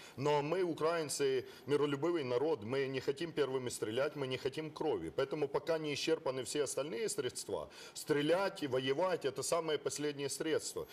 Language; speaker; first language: Russian; non-native, local second language; Ukrainian